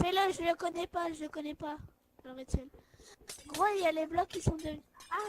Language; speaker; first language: French; native; French